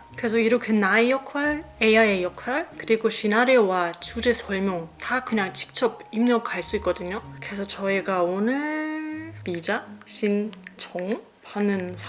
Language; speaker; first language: Korean; non-native, fluent; German